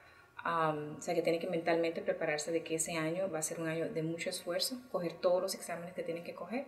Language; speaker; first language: Spanish; early bilingual, heritage; Spanish